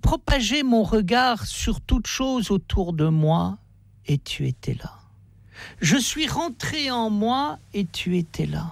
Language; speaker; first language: French; native; French